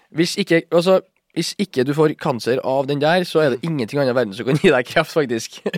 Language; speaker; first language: Norwegian; native; Norwegian